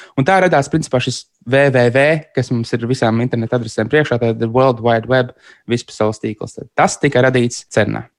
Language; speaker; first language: Latvian; native; Latvian